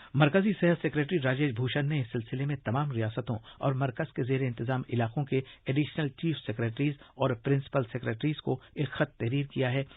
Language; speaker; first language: Urdu; native; Urdu